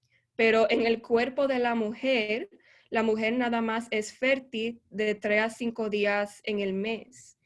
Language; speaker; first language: Spanish; early bilingual, heritage; Spanish